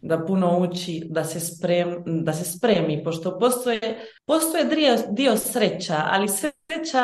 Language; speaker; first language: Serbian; early bilingual, heritage; Bosnian